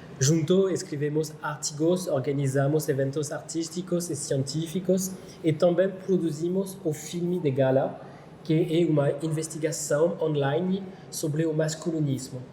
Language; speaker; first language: Portuguese; non-native, learner; French